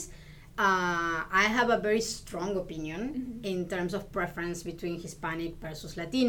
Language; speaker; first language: English; non-native, fluent; Spanish